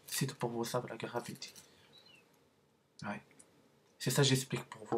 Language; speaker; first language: French; non-native, learner; Arabic